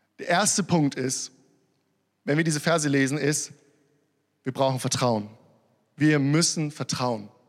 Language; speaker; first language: German; early bilingual, other home language; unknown